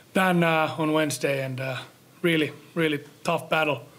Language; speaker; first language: English; non-native, fluent; Finnish